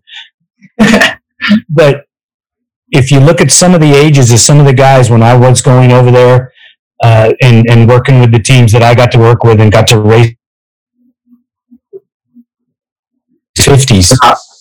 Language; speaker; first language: English; native; English